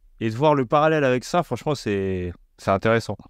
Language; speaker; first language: French; native; French